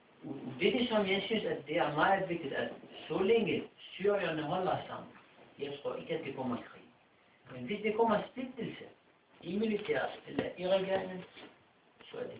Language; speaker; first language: Danish; non-native, fluent; Arabic